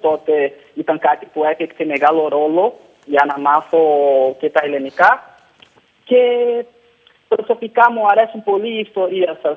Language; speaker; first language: Greek; non-native, fluent; Portuguese